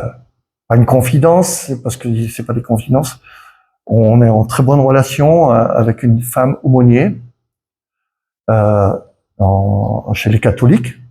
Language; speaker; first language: French; native; French